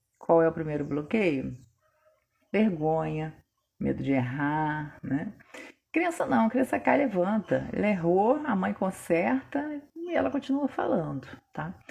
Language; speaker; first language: Portuguese; native; Portuguese